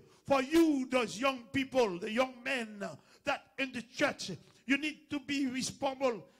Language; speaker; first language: English; non-native, learner; Haitian Creole